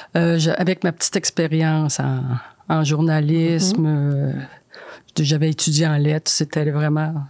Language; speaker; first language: French; native; French